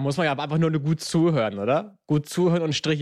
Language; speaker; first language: German; native; German